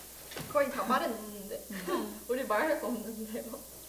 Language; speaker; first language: Korean; early bilingual, heritage; Korean